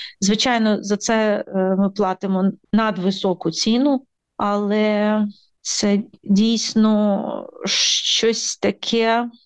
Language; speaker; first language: Ukrainian; native; Ukrainian